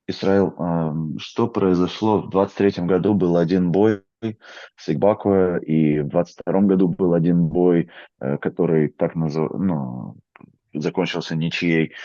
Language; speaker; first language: Russian; native; Russian